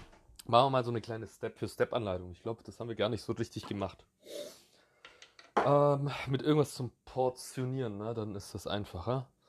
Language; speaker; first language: German; native; German